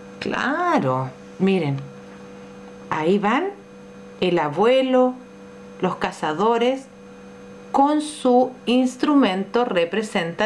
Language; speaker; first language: Spanish; native; Spanish